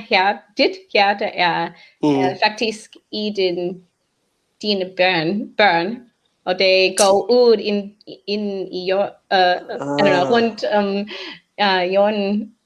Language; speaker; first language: Danish; non-native, learner; English